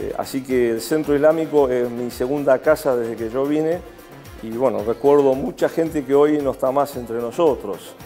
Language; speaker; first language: Spanish; early bilingual, other home language; Arabic